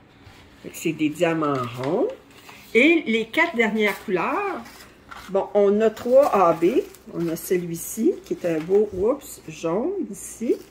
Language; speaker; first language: French; native; French